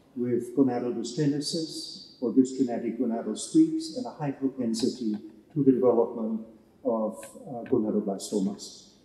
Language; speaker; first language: English; non-native, fluent; German